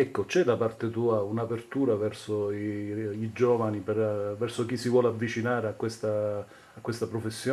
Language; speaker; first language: Italian; native; Italian